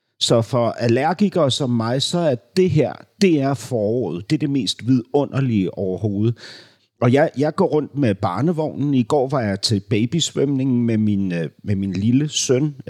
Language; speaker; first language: Danish; native; Danish